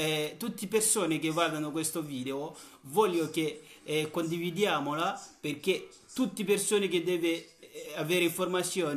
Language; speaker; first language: Italian; non-native, learner; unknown